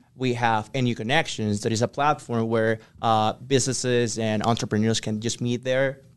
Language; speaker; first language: English; non-native, fluent; Spanish